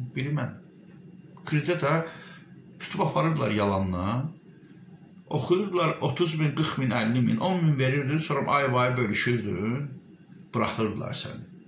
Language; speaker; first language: Azerbaijani; native; Azerbaijani